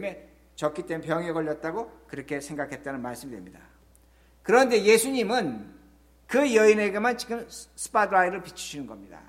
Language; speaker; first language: Korean; native; Korean